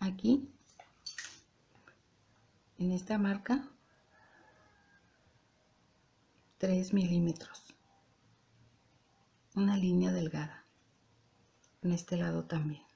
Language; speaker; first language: Spanish; native; Spanish